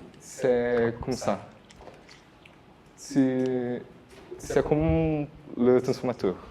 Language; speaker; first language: French; non-native, learner; Portuguese